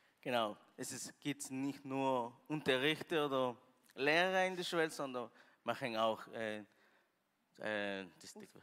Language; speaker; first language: German; non-native, learner; Spanish